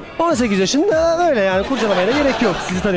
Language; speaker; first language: Turkish; native; Turkish